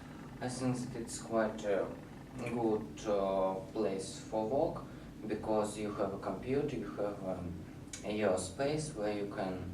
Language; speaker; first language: English; non-native, learner; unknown